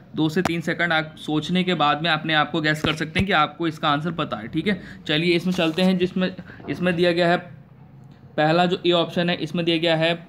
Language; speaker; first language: Hindi; native; Hindi